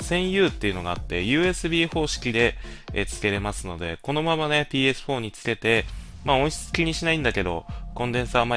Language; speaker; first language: Japanese; native; Japanese